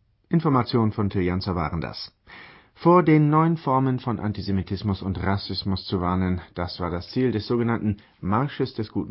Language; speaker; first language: German; native; German